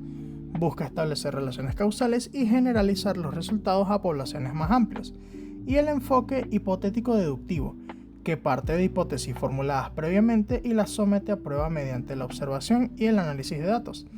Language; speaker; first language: Spanish; native; Spanish